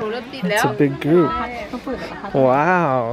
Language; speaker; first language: English; native; English